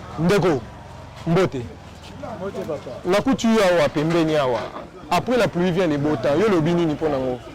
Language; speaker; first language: Lingala; native; Lingala